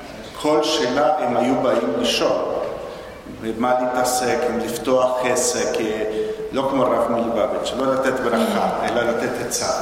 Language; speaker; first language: Hebrew; non-native, fluent; Spanish